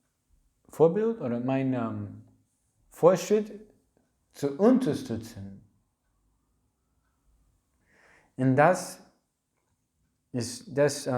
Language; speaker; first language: German; non-native, learner; English